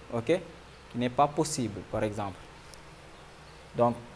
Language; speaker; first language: French; non-native, local second language; Wolof